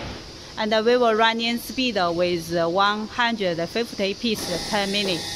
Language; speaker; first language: English; non-native, learner; Chinese